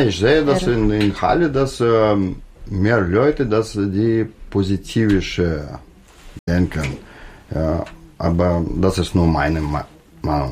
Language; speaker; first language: German; non-native, learner; Russian